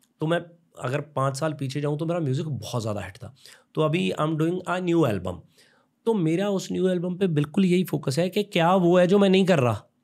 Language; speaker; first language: Hindi; non-native, local second language; Punjabi